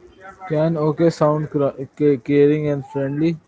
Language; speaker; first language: English; non-native, learner; Urdu